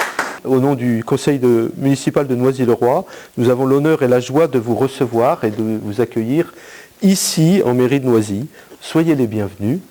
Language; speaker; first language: French; native; French